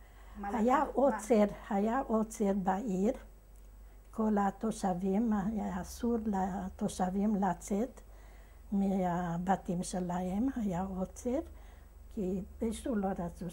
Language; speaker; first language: Hebrew; non-native, fluent; Hungarian